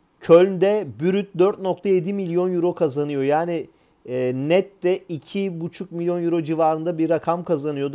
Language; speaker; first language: Turkish; native; Turkish